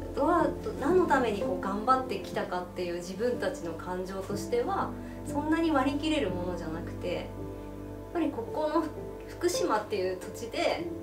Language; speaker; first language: Japanese; native; Japanese